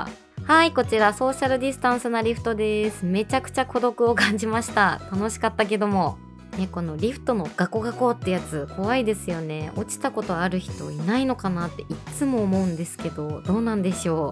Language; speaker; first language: Japanese; native; Japanese